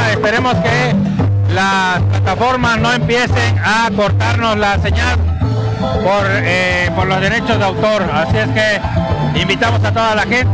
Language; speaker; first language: Spanish; native; Spanish